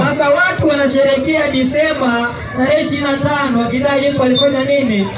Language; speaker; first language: Swahili; non-native, local second language; Gusii